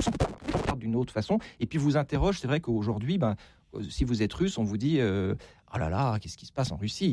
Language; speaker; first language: French; native; French